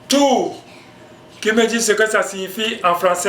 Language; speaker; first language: French; non-native, local second language; Basaa